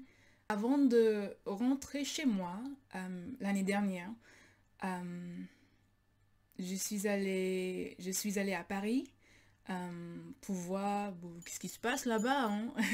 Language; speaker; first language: French; non-native, learner; English